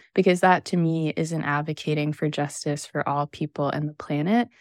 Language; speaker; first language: English; native; English